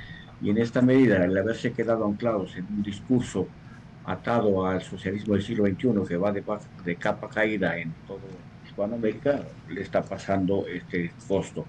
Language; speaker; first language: Spanish; native; Spanish